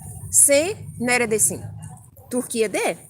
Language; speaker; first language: Turkish; non-native, learner; Portuguese